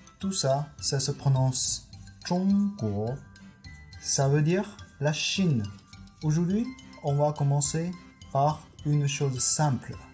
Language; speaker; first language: French; non-native, fluent; Chinese